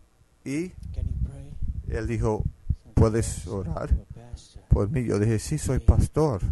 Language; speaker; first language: Spanish; non-native, fluent; Finnish